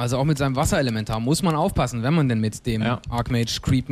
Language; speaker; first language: German; native; German